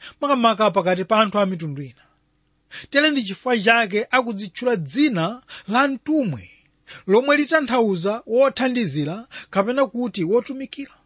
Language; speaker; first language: Nyanja; non-native, local second language; Tumbuka